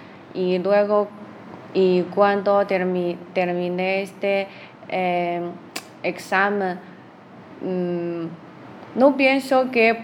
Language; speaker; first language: Spanish; non-native, learner; Chinese